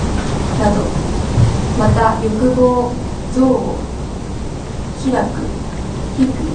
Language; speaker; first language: Japanese; native; Japanese